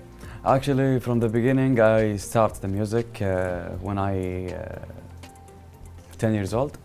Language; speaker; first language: English; non-native, learner; Arabic